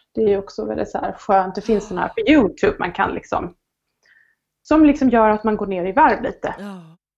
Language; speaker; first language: Swedish; native; Swedish